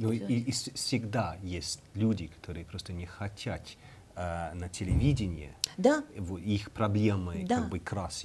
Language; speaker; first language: Russian; non-native, learner; English